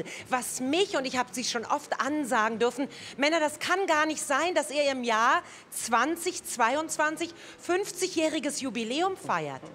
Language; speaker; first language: German; native; German